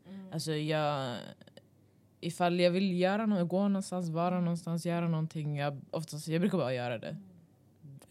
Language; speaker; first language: Swedish; early bilingual, other home language; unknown